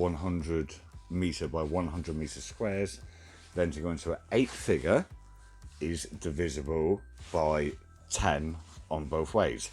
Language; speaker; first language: English; native; English